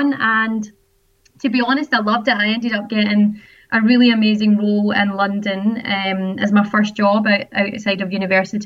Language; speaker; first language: English; native; English